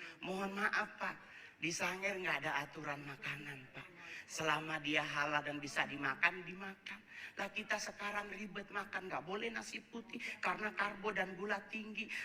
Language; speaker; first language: Indonesian; native; Indonesian